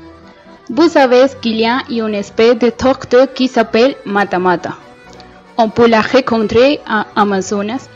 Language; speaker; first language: French; non-native, learner; Spanish